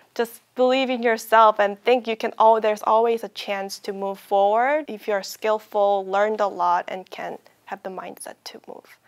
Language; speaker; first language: English; non-native, fluent; Korean